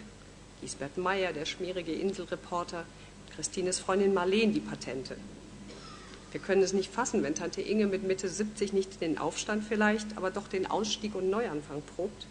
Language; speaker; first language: German; native; German